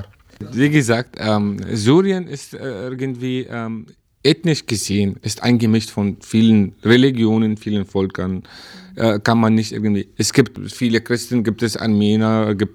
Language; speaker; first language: German; non-native, learner; Arabic